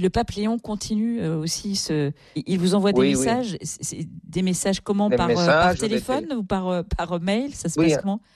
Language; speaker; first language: French; native; French